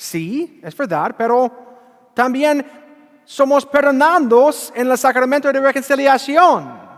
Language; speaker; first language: Spanish; non-native, learner; English